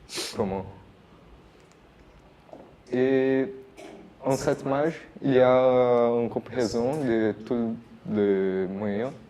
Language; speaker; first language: French; non-native, learner; Portuguese